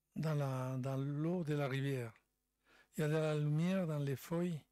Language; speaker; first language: French; non-native, fluent; Spanish